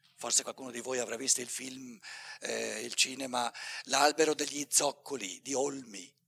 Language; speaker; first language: Italian; native; Italian